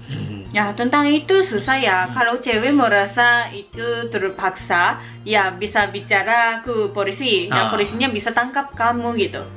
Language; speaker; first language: Indonesian; non-native, learner; Japanese